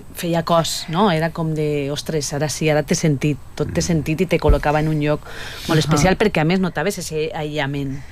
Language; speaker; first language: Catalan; native; Catalan